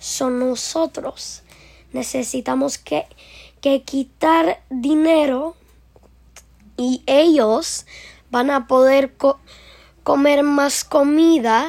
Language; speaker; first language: Spanish; early bilingual, heritage; Spanish